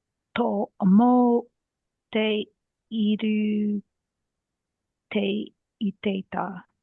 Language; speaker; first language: Japanese; non-native, learner; English